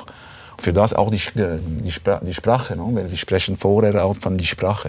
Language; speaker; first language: German; native; German